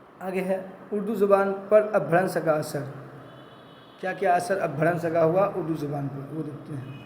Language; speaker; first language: Urdu; native; Urdu